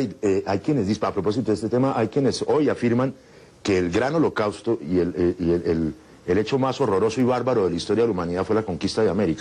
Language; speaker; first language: Spanish; native; Spanish